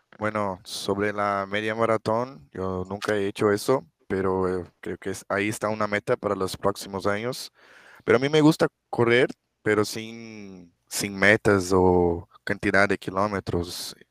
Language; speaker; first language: Spanish; non-native, fluent; Portuguese